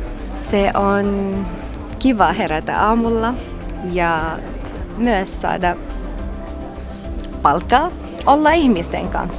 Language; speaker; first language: Finnish; non-native, learner; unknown